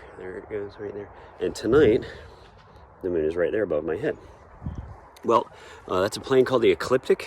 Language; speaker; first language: English; native; English